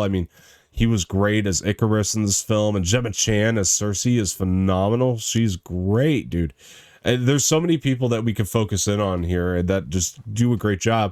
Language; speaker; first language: English; native; English